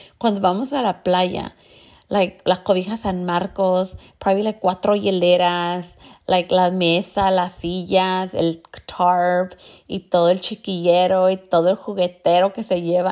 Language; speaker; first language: Spanish; early bilingual, heritage; Spanish